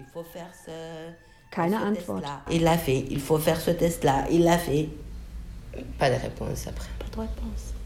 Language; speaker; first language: French; non-native, local second language; Arabic